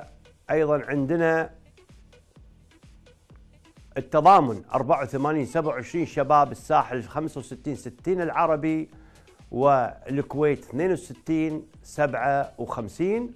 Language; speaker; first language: Arabic; native; Arabic